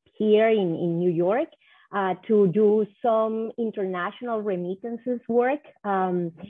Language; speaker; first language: English; non-native, fluent; Spanish